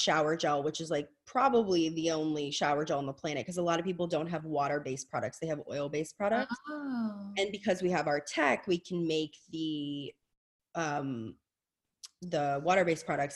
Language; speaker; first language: English; native; English